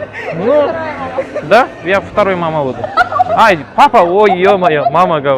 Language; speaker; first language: Russian; non-native, local second language; Kazakh